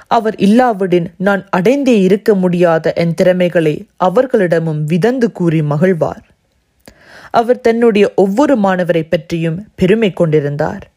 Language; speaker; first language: Tamil; early bilingual, heritage; Tamil